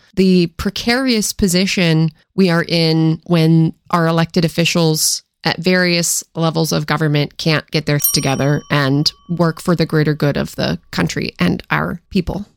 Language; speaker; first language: English; native; English